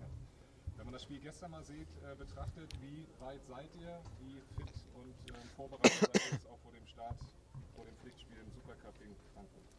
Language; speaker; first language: German; native; German